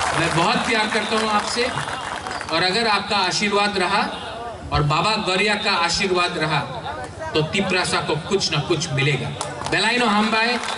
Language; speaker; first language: Hindi; non-native, local second language; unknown